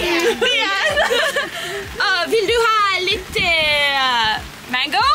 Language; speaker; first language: Swedish; early bilingual, heritage; Swedish